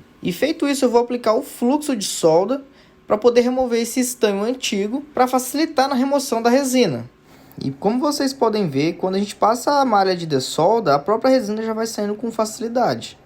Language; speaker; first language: Portuguese; native; Portuguese